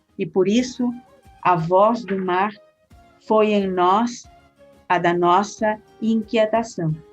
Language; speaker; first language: Portuguese; early bilingual, heritage; Portuguese